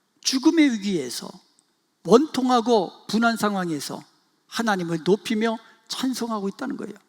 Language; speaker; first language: Korean; native; Korean